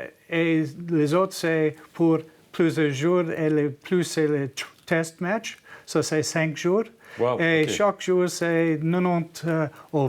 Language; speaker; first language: French; non-native, learner; English